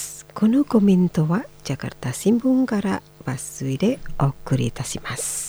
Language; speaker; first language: Japanese; non-native, fluent; Indonesian